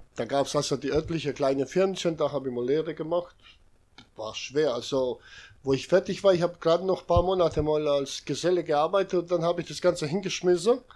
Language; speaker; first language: German; non-native, fluent; Serbian